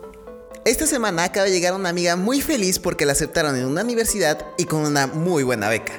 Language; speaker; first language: Spanish; native; Spanish